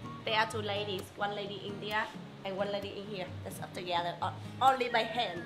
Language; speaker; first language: English; non-native, fluent; Vietnamese